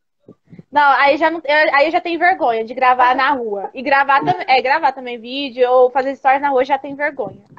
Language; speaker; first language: Portuguese; native; Portuguese